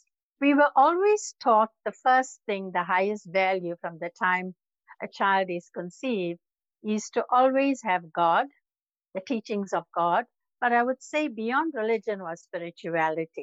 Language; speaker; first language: English; native; English